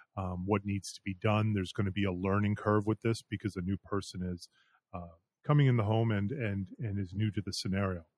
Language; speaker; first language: English; native; English